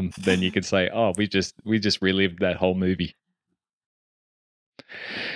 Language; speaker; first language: English; native; English